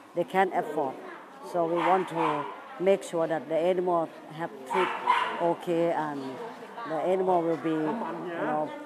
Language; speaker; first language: English; non-native, fluent; Thai